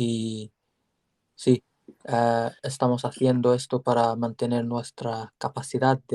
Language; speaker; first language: Spanish; non-native, learner; English